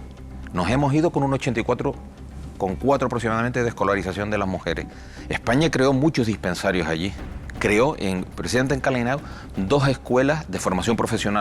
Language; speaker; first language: Spanish; native; Spanish